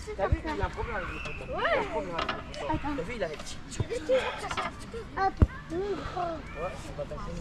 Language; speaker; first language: French; native; French